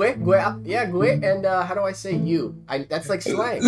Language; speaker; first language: English; native; English